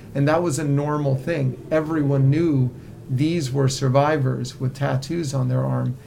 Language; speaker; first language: English; native; English